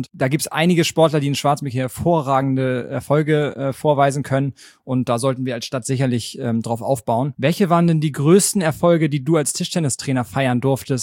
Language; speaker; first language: German; native; German